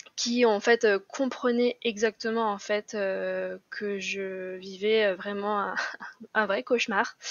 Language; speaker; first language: French; native; French